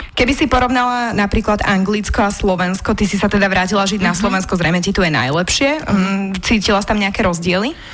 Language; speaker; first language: Slovak; native; Slovak